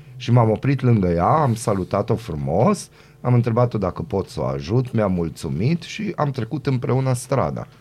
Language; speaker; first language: Romanian; non-native, local second language; Hungarian